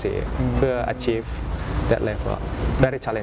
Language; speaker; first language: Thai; early bilingual, other home language; Indonesian